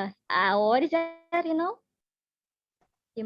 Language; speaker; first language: English; non-native, learner; Indonesian